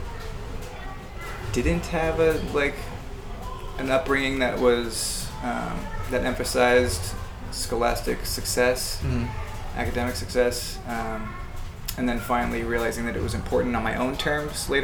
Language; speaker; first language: English; native; English